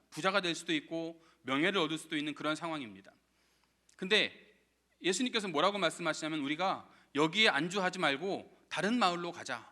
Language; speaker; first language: Korean; native; Korean